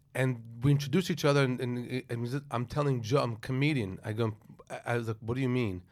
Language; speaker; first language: English; native; English